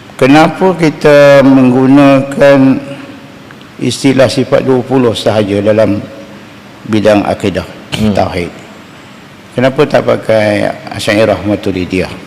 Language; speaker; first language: Malay; native; Malay